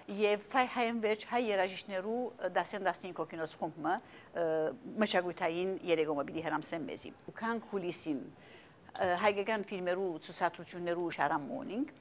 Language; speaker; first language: Armenian; native; Armenian